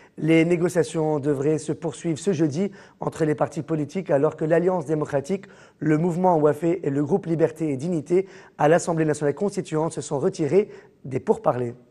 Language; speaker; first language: French; non-native, local second language; Arabic